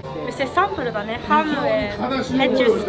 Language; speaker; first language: French; non-native, learner; Japanese